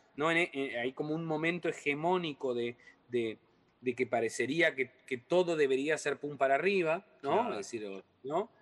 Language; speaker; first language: Spanish; non-native, local second language; Portuguese